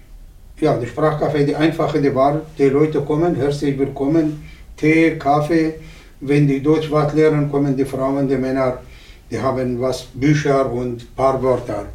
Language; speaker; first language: German; non-native, learner; Arabic